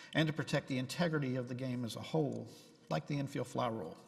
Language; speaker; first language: English; native; English